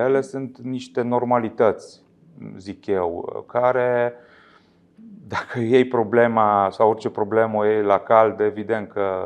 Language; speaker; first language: Romanian; native; Romanian